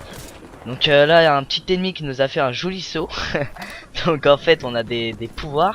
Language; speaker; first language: French; native; French